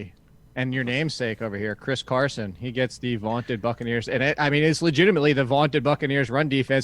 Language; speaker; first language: English; native; English